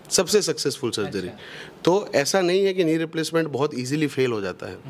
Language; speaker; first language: Hindi; non-native, local second language; Gujarati